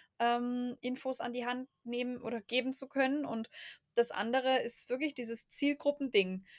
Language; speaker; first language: German; native; German